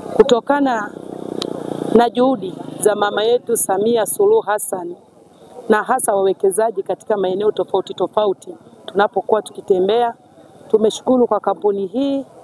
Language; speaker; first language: Swahili; native; Swahili